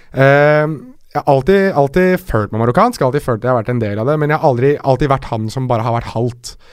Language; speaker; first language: Norwegian; early bilingual, other home language; Arabic